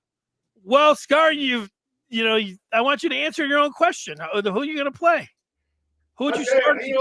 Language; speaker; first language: English; native; English